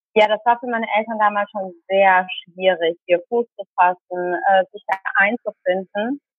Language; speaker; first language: German; early bilingual, other home language; Tamil